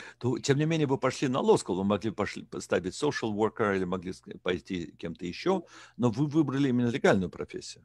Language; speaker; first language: Russian; native; Russian